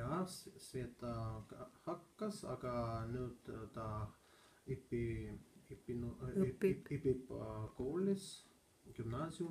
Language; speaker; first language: Estonian; non-native, learner; Russian